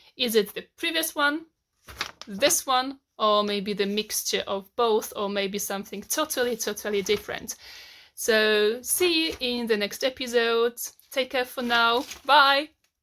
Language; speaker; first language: English; non-native, fluent; Polish